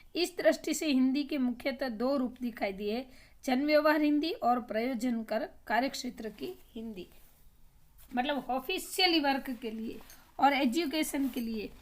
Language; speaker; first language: Hindi; non-native, local second language; Gujarati